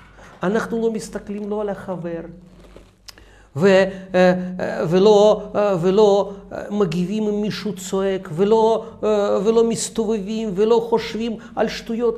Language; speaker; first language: Hebrew; non-native, fluent; Russian